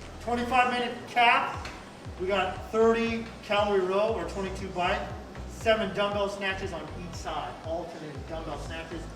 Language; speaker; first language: English; native; English